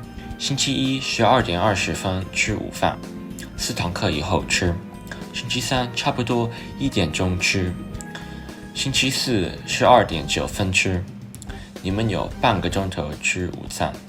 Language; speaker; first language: Chinese; non-native, learner; English